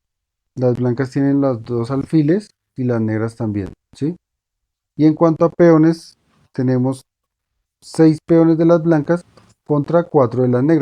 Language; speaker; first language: Spanish; native; Spanish